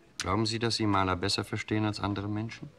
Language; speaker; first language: German; native; German